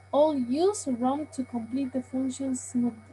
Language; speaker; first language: English; non-native, learner; Spanish